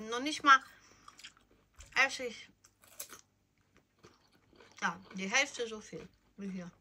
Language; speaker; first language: German; non-native, fluent; Ukrainian